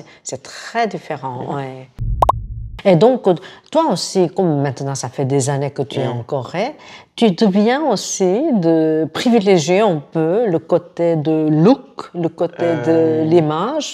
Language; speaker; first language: French; non-native, fluent; Korean